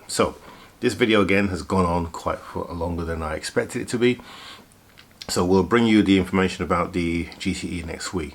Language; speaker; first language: English; native; English